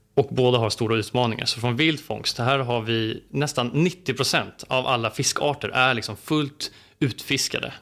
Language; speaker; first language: Swedish; native; Swedish